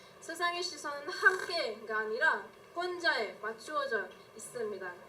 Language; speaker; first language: Korean; non-native, fluent; Malay